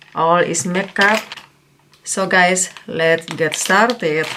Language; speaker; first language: English; non-native, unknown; Indonesian